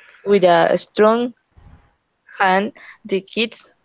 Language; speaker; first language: English; non-native, learner; Spanish